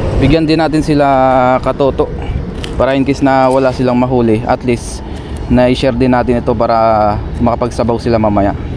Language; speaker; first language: Filipino; native; Filipino